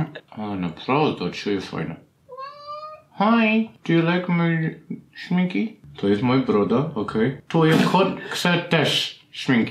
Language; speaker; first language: Polish; non-native, learner; English